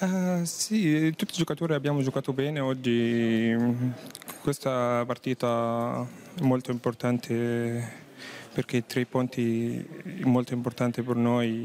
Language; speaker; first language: Italian; non-native, learner; Arabic